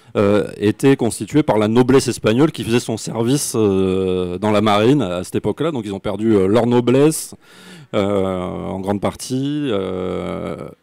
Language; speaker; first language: French; native; French